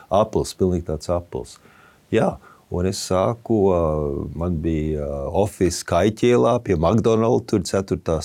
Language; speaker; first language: Latvian; early bilingual, heritage; Latvian